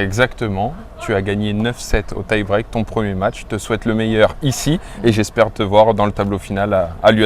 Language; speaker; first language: French; native; French